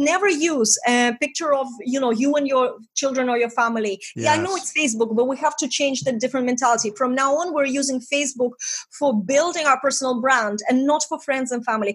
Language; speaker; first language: English; non-native, fluent; Estonian